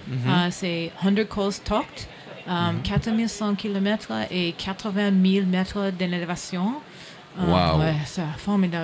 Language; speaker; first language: French; non-native, learner; English